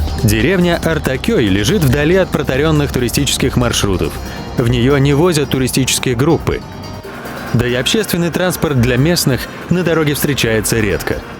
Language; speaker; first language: Russian; native; Russian